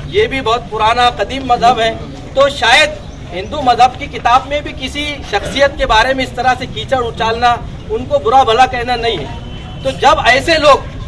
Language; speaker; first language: Urdu; native; Urdu